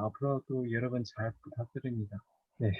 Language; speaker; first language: Korean; non-native, learner; Chinese